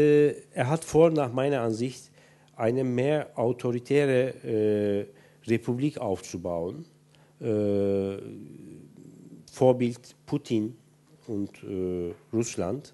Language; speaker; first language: German; non-native, fluent; Turkish